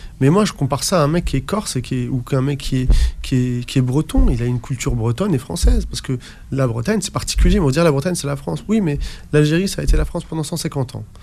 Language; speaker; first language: French; early bilingual, other home language; Arabic